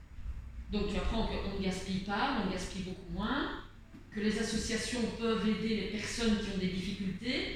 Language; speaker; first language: French; native; French